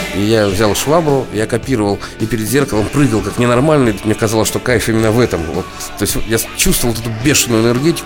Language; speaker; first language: Russian; native; Russian